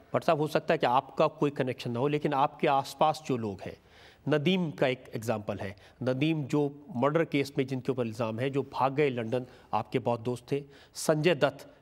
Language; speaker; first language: Hindi; native; Hindi